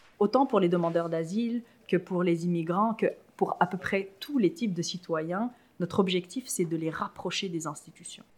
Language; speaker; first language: French; early bilingual, other home language; Arabic